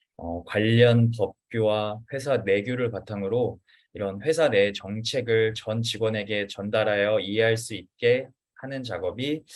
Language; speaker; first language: Korean; native; Korean